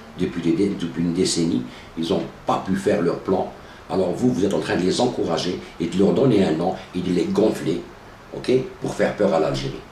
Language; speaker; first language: French; non-native, local second language; Arabic